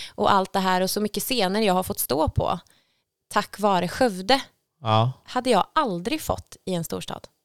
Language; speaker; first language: Swedish; native; Swedish